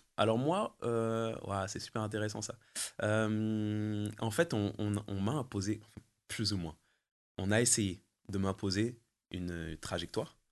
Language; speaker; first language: French; early bilingual, other home language; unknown